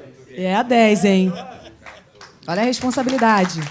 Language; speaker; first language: Portuguese; native; Portuguese